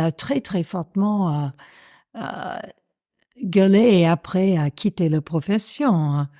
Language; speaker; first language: French; non-native, fluent; English